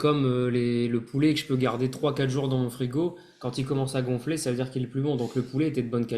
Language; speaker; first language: French; native; French